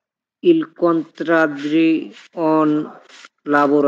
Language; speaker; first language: Italian; non-native, learner; Bangla